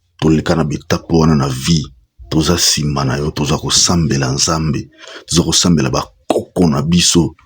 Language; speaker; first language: Lingala; native; Lingala